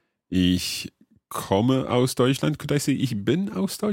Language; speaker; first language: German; non-native, learner; English